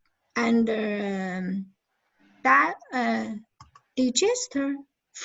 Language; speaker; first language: English; non-native, learner; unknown